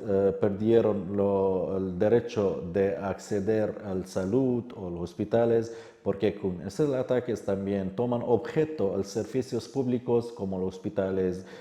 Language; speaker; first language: Spanish; non-native, fluent; Kurdish